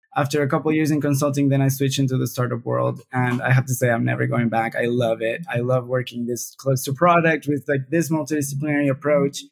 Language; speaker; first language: English; non-native, fluent; Spanish